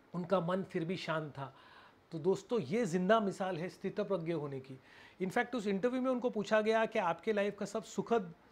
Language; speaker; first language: Hindi; non-native, local second language; Marathi